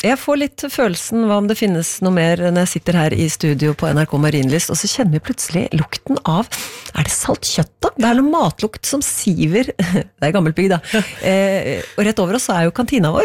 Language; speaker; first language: Norwegian; native; Norwegian